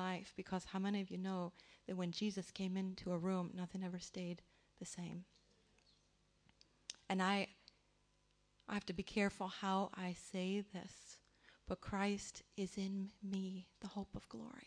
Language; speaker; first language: English; native; English